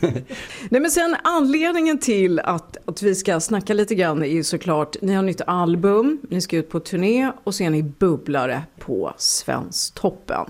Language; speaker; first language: Swedish; native; Swedish